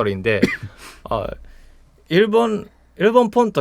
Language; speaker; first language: Korean; non-native, fluent; Japanese